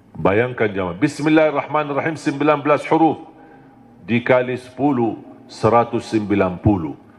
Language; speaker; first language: Malay; non-native, fluent; Arabic